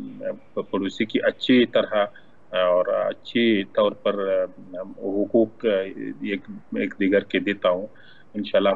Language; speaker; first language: Hindi; non-native, learner; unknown